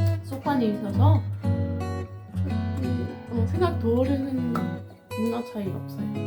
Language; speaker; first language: Korean; non-native, fluent; French